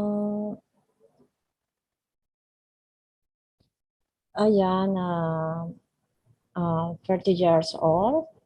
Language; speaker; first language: English; non-native, learner; Spanish